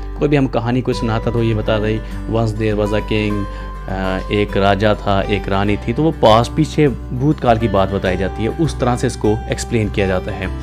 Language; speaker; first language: Hindi; native; Hindi